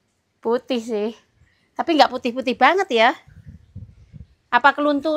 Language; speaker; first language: Indonesian; non-native, local second language; Javanese